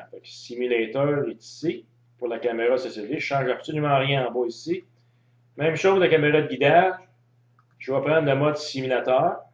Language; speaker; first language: French; native; French